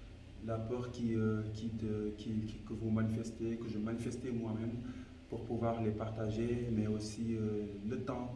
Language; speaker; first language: French; non-native, local second language; Wolof